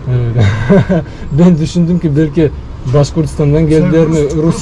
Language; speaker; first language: Turkish; non-native, learner; Bashkir